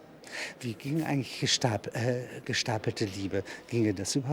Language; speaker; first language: German; native; German